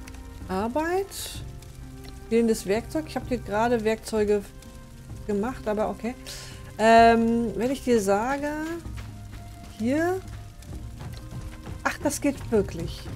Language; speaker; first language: German; native; German